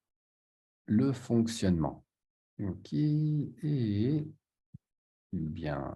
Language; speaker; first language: French; native; French